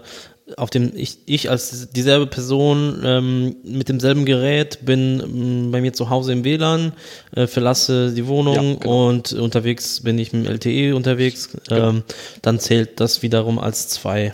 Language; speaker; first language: German; native; German